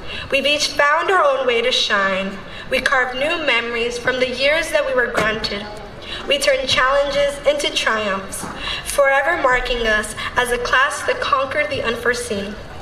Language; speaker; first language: English; early bilingual, other home language; Spanish